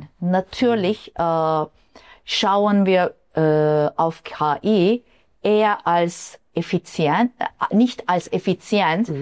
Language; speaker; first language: German; non-native, fluent; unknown